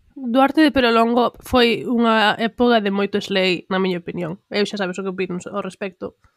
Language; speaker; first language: Galician; non-native, local second language; Spanish